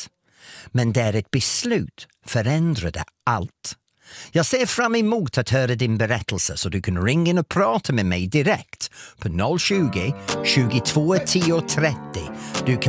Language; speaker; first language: Swedish; non-native, fluent; English